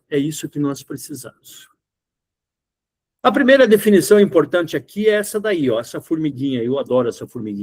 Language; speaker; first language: Portuguese; native; Portuguese